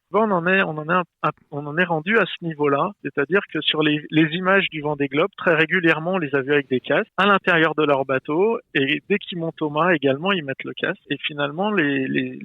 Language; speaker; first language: French; native; French